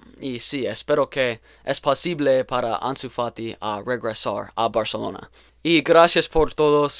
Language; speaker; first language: Spanish; non-native, learner; English